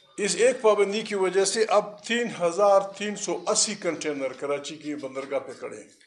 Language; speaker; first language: Urdu; non-native, local second language; Pashto